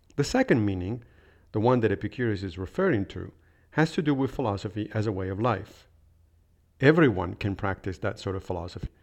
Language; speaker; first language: English; non-native, fluent; Italian